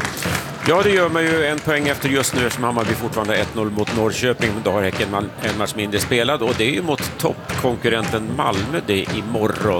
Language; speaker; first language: Swedish; native; Swedish